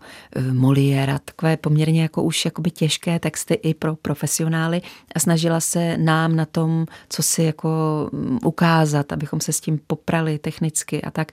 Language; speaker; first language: Czech; native; Czech